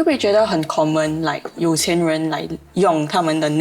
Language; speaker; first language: Chinese; non-native, local second language; English